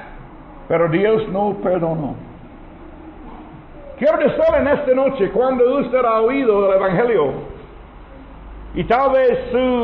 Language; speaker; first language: Spanish; non-native, learner; English